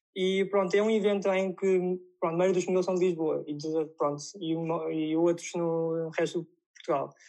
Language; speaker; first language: Portuguese; non-native, fluent; Chinese